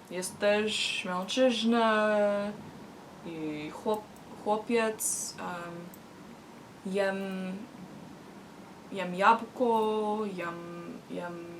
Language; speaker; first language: Polish; non-native, learner; English